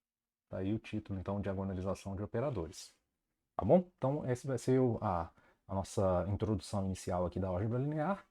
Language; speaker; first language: Portuguese; native; Portuguese